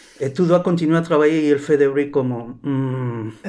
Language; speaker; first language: French; non-native, learner; Spanish